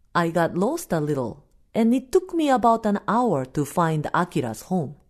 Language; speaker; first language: English; non-native, fluent; Japanese